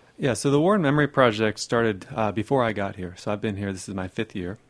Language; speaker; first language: English; native; English